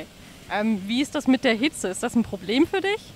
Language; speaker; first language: German; native; German